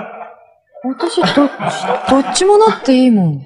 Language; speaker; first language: Japanese; native; Japanese